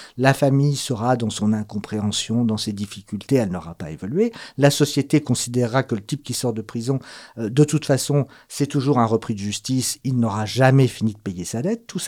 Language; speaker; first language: French; native; French